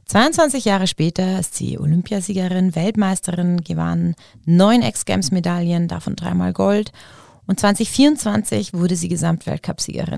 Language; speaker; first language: German; native; German